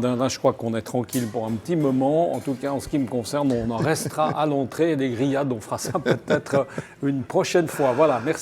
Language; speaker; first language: French; native; French